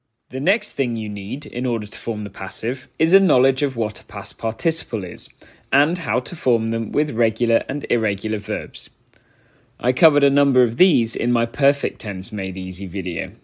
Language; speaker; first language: English; native; English